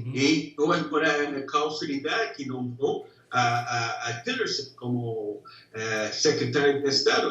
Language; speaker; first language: Spanish; non-native, fluent; English